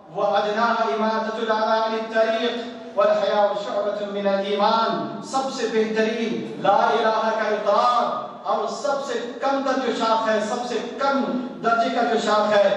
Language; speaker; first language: Urdu; native; Urdu